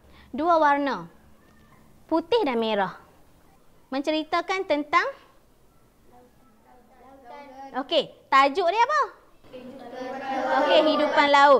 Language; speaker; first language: Malay; native; Malay